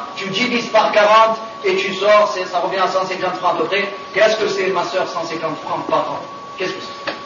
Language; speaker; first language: French; non-native, local second language; Arabic